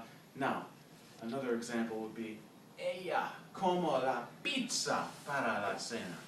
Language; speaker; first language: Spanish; non-native, learner; English